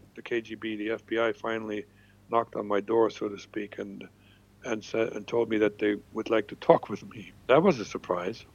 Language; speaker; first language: English; non-native, fluent; German